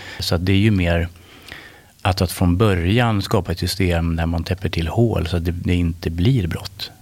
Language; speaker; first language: Swedish; native; Swedish